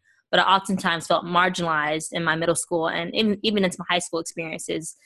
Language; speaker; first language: English; native; English